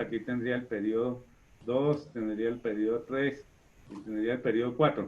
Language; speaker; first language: Spanish; native; Spanish